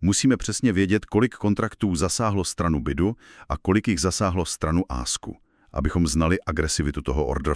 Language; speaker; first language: Czech; native; Czech